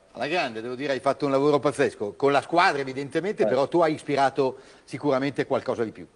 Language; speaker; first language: Italian; native; Italian